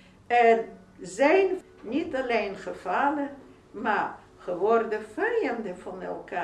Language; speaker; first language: Dutch; non-native, fluent; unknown